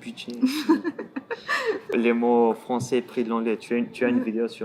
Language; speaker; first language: French; non-native, fluent; Portuguese